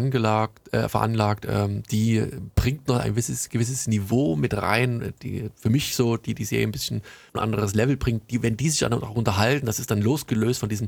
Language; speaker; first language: German; native; German